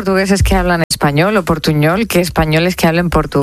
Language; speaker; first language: Spanish; native; Spanish